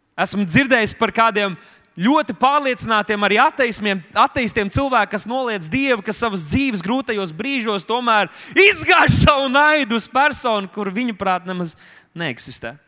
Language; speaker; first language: Latvian; native; Latvian